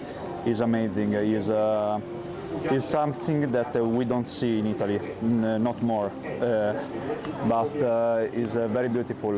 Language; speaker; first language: English; non-native, learner; Italian